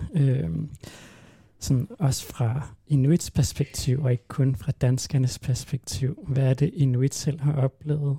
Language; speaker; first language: Danish; non-native, local second language; Kalaallisut